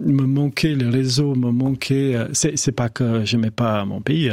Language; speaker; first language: French; non-native, fluent; Albanian